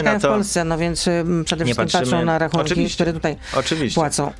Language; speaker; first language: Polish; native; Polish